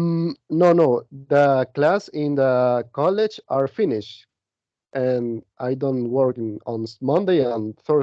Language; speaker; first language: English; non-native, learner; Spanish